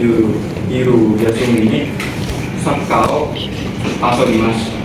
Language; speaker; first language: Japanese; non-native, learner; Indonesian